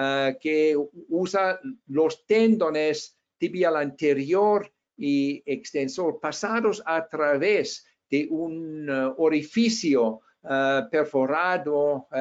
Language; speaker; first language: Spanish; non-native, fluent; English